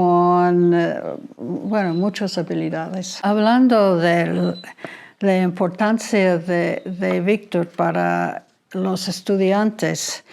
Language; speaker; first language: Spanish; non-native, fluent; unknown